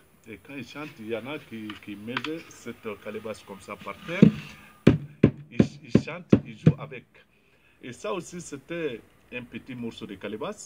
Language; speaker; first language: French; non-native, local second language; Bambara